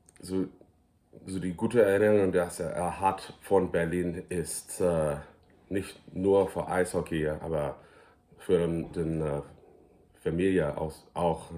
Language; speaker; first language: German; early bilingual, heritage; English